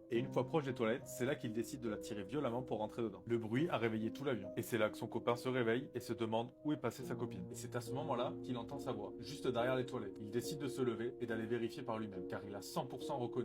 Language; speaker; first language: French; native; French